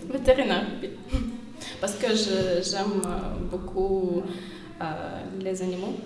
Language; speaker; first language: French; non-native, learner; Ukrainian